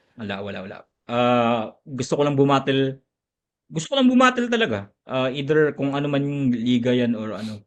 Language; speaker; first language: Filipino; non-native, local second language; Cebuano